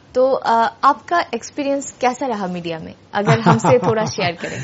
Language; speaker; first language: Hindi; non-native, local second language; Bangla